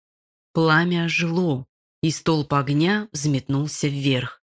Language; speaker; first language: Russian; native; Russian